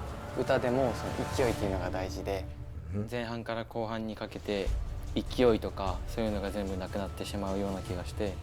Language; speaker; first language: Japanese; native; Japanese